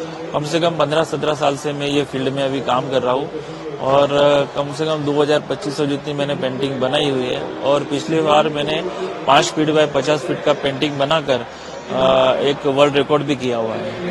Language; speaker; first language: Hindi; non-native, local second language; Gujarati